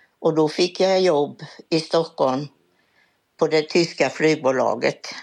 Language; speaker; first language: Swedish; native; Swedish